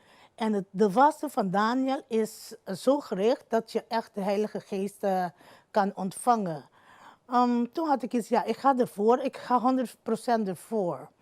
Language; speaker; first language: Dutch; non-native, local second language; Papiamento